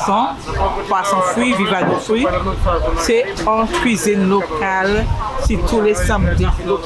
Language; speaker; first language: French; non-native, local second language; English